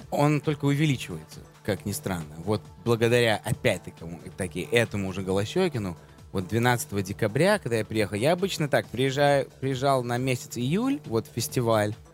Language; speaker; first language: Russian; early bilingual, heritage; Russian